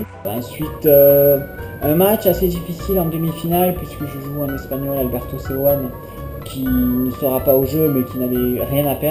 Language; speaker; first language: French; native; French